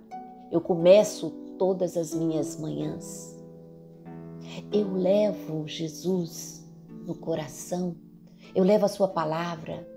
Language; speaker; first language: Portuguese; native; Portuguese